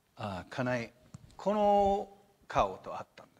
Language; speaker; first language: Japanese; non-native, fluent; English